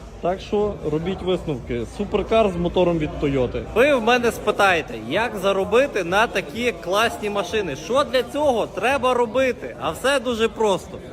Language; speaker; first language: Ukrainian; native; Ukrainian